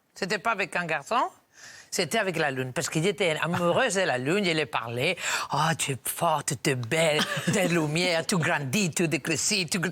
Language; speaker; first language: French; non-native, fluent; Spanish